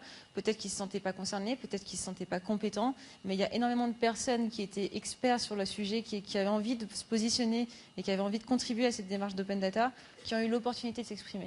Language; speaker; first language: French; native; French